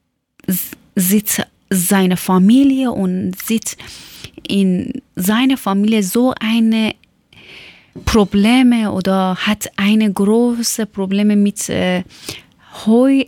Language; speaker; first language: German; non-native, learner; Persian